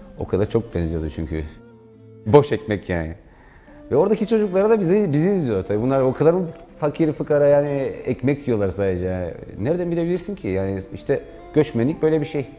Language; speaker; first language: Turkish; native; Turkish